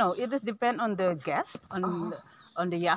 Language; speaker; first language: English; non-native, learner; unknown